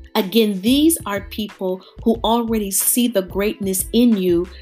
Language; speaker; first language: English; native; English